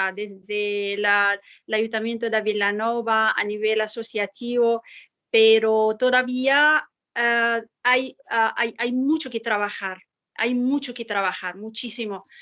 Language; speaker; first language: Spanish; non-native, fluent; Arabic